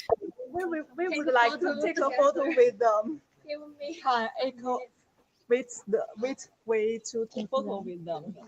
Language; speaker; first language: English; non-native, learner; Chinese